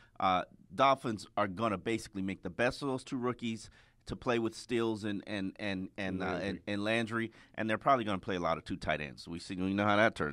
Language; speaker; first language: English; native; English